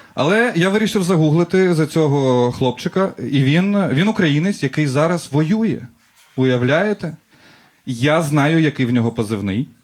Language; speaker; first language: Ukrainian; non-native, local second language; Russian